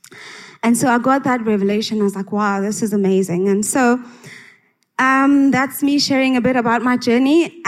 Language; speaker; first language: English; non-native, local second language; Xhosa